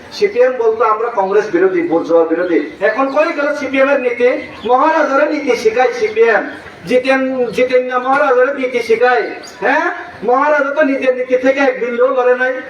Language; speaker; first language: Bangla; non-native, local second language; Kok Borok